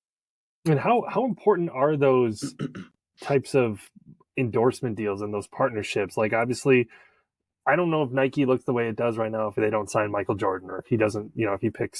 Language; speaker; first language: English; native; English